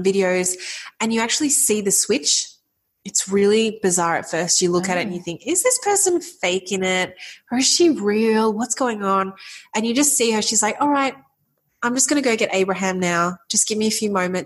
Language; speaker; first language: English; native; English